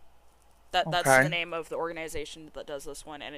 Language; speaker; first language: English; native; English